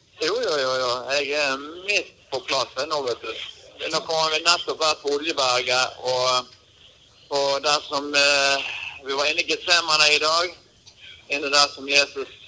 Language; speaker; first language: Norwegian; native; Norwegian